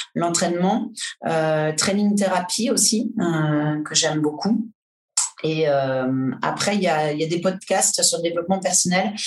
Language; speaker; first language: French; native; French